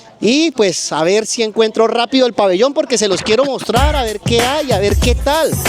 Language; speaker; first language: Spanish; native; Spanish